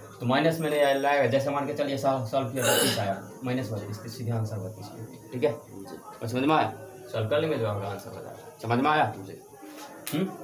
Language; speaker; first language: Hindi; native; Hindi